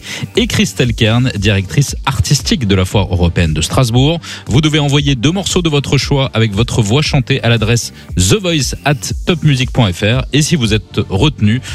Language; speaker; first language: French; native; French